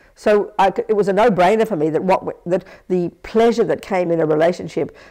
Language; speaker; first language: English; native; English